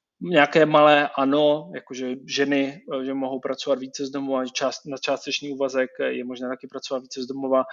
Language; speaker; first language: Czech; native; Czech